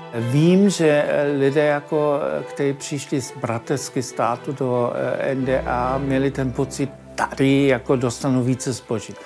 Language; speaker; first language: Czech; non-native, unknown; German